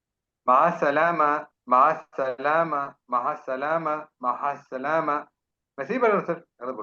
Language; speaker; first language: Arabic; non-native, learner; Urdu